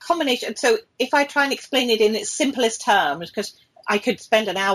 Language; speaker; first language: English; native; English